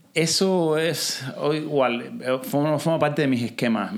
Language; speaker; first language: Spanish; native; Spanish